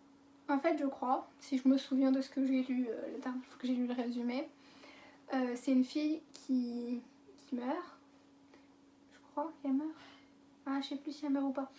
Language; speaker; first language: French; native; French